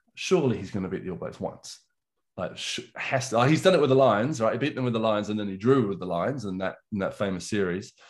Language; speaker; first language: English; native; English